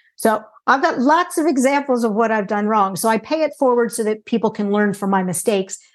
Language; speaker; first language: English; native; English